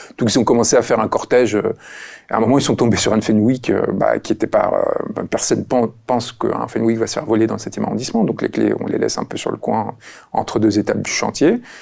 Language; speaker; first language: French; early bilingual, other home language; Spanish